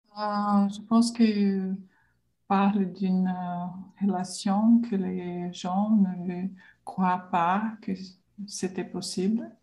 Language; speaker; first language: French; non-native, learner; Portuguese